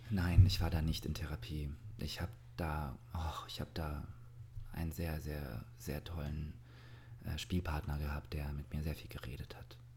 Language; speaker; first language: German; early bilingual, other home language; Russian